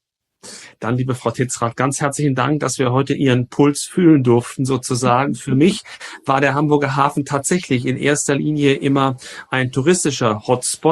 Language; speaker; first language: German; native; German